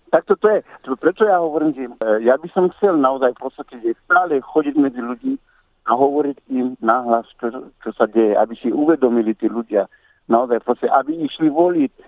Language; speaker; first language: Slovak; non-native, fluent; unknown